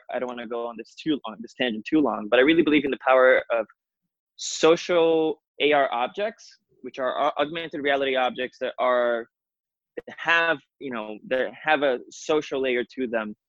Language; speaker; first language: English; non-native, fluent; Portuguese